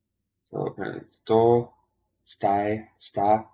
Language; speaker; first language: Italian; non-native, learner; English